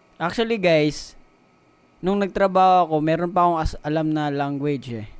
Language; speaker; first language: Filipino; non-native, local second language; Cebuano